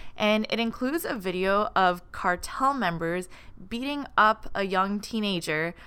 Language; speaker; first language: English; native; English